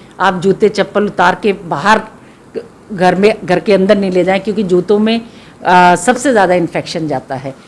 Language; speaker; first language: Hindi; native; Hindi